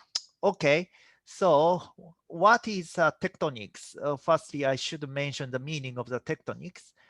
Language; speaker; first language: English; non-native, fluent; Japanese